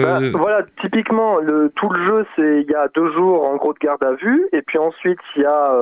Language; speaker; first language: French; native; French